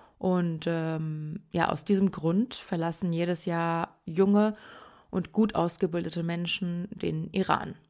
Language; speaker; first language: German; early bilingual, other home language; Persian